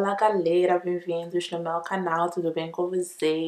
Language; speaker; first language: Portuguese; non-native, learner; Akan